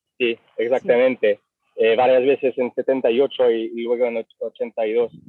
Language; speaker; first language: Spanish; non-native, fluent; French